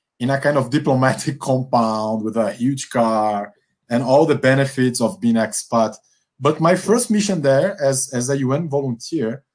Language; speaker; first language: English; non-native, fluent; Portuguese